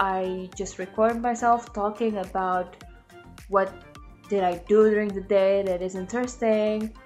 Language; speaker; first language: English; non-native, learner; Indonesian